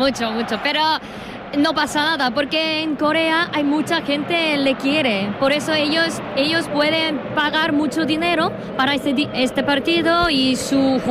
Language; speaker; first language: Spanish; non-native, learner; Korean